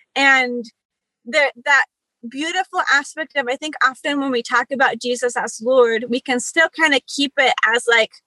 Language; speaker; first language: English; early bilingual, other home language; Spanish